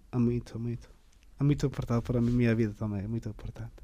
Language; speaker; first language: Portuguese; non-native, learner; Tigrinya